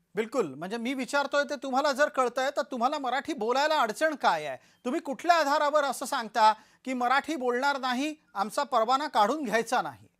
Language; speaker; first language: Marathi; native; Marathi